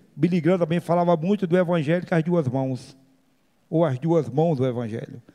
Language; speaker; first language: Portuguese; native; Portuguese